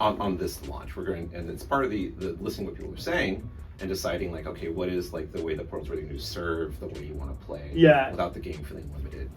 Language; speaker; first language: English; native; English